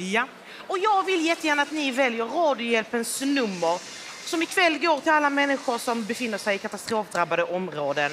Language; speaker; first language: Swedish; native; Swedish